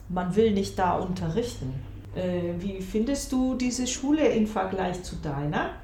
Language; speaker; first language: German; non-native, fluent; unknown